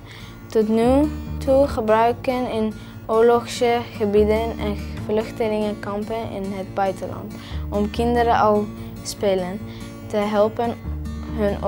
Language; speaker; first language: Dutch; early bilingual, other home language; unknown